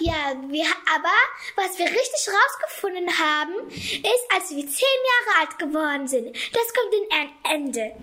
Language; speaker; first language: German; early bilingual, other home language; Kurdish